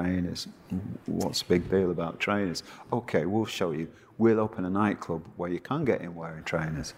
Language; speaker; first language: English; native; English